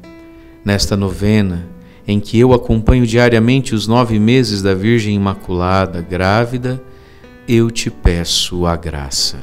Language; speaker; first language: Portuguese; native; Portuguese